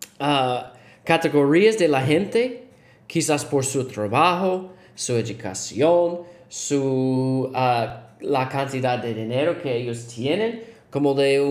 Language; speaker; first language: Spanish; non-native, learner; English